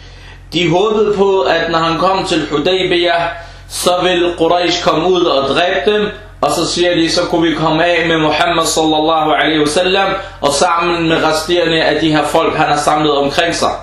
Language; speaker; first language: Danish; non-native, fluent; Arabic